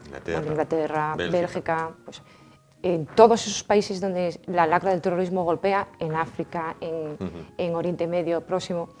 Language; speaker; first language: Spanish; native; Spanish